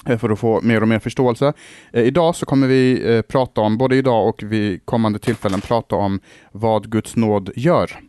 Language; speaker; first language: Swedish; early bilingual, other home language; Arabic